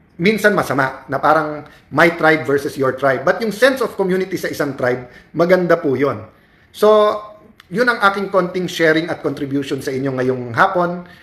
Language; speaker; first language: Filipino; native; Filipino